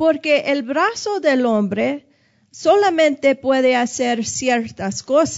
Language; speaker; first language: Spanish; non-native, fluent; English